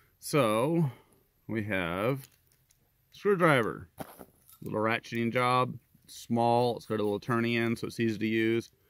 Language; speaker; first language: English; native; English